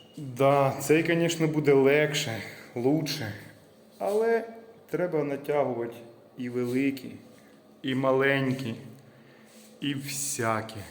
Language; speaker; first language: Ukrainian; native; Ukrainian